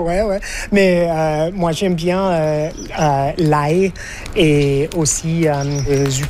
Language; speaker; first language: French; non-native, fluent; English